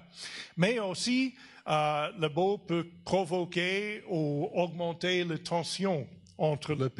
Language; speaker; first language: French; non-native, fluent; English